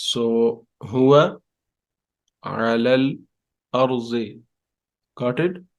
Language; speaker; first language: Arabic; non-native, fluent; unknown